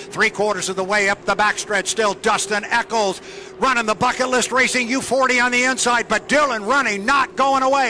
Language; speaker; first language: English; native; English